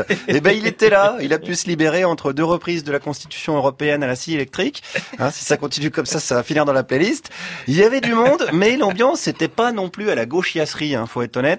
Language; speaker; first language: French; native; French